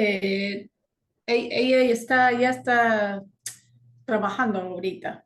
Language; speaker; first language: Spanish; non-native, fluent; English